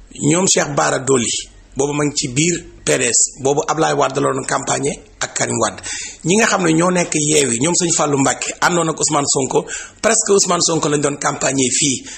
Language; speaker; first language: Wolof; native; Wolof